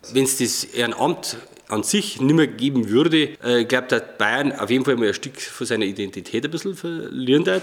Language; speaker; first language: German; native; German